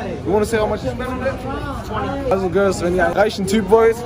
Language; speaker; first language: German; native; German